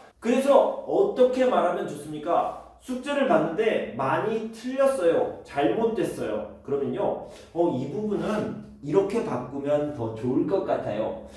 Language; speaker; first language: Korean; native; Korean